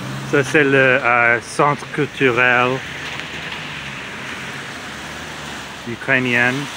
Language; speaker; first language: French; non-native, learner; English